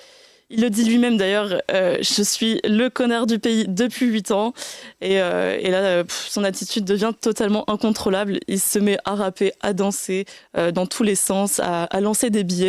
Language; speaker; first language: French; native; French